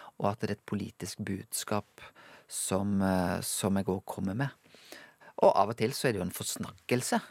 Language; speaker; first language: Norwegian; native; Norwegian